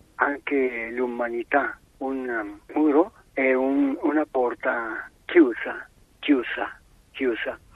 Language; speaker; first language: Italian; non-native, learner; Spanish